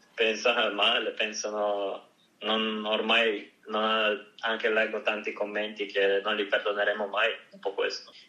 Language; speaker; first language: Italian; early bilingual, other home language; Ukrainian